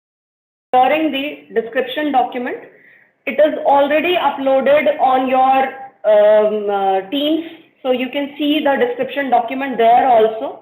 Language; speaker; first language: English; non-native, local second language; Hindi